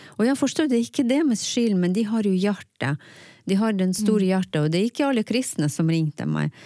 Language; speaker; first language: Norwegian; non-native, fluent; Ukrainian